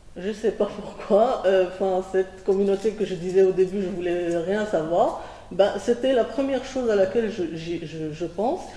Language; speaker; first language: French; non-native, local second language; Arabic